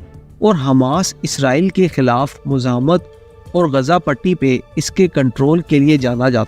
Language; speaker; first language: Urdu; native; Urdu